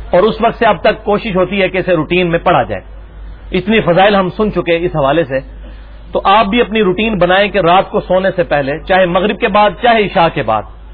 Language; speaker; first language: Urdu; non-native, local second language; Punjabi